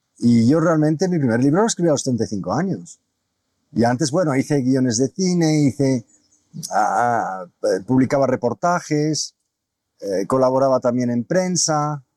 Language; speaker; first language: Spanish; native; Spanish